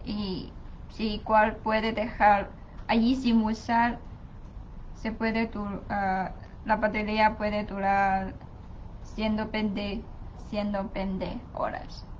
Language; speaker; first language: Spanish; non-native, learner; Chinese